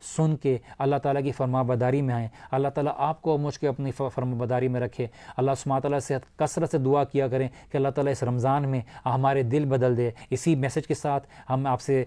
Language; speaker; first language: Urdu; native; Urdu